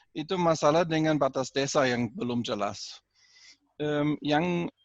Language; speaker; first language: Indonesian; non-native, fluent; German